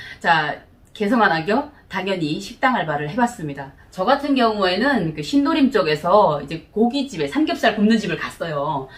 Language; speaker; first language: Korean; native; Korean